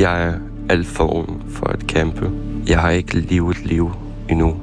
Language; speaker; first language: Danish; non-native, fluent; Ukrainian